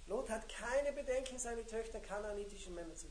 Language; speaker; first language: German; native; German